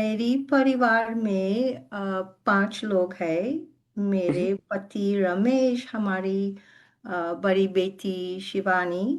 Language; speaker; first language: Hindi; non-native, learner; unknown